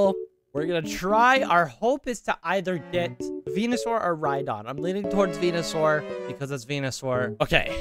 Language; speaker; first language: English; native; English